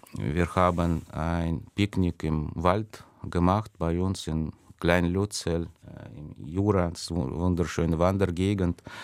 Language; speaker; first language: German; non-native, fluent; Russian